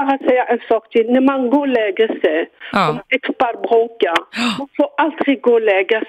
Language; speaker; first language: Swedish; non-native, fluent; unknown